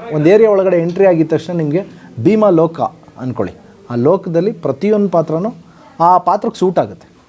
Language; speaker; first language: Kannada; native; Kannada